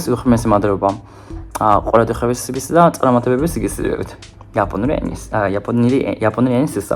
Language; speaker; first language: Georgian; non-native, fluent; Japanese